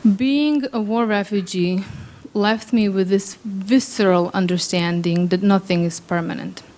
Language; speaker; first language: English; early bilingual, other home language; Serbian